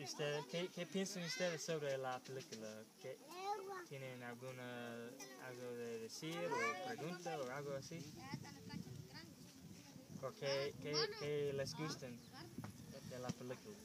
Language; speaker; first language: Spanish; non-native, learner; English